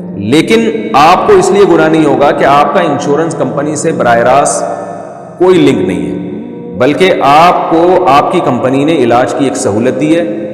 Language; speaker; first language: Urdu; native; Urdu